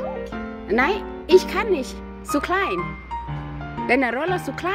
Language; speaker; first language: German; non-native, learner; Thai